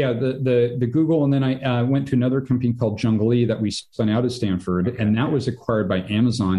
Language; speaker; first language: English; native; English